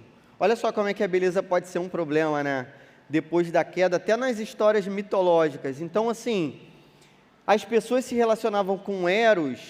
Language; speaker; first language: Portuguese; native; Portuguese